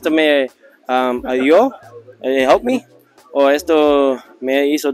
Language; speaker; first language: Spanish; early bilingual, heritage; Spanish